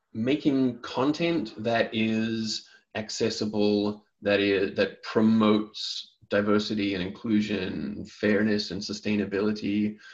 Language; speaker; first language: English; native; English